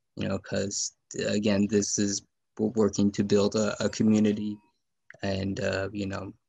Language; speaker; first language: English; native; English